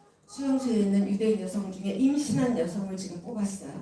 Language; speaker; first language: Korean; native; Korean